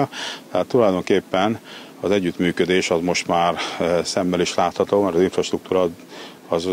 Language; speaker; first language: Hungarian; native; Hungarian